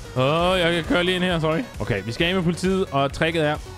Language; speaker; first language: Danish; native; Danish